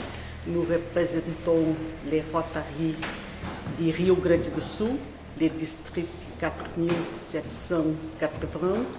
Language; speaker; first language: French; non-native, fluent; Portuguese